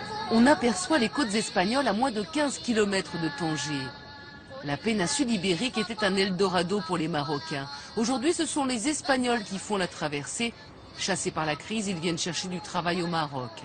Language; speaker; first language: French; native; French